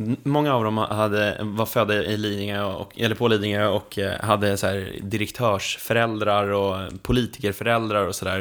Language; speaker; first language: Swedish; native; Swedish